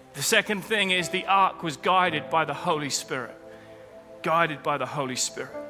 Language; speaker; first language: English; native; English